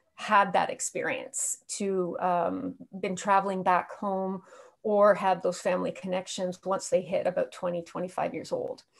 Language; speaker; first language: English; native; English